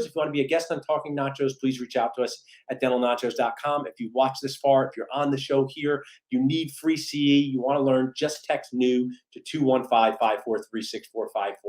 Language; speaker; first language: English; native; English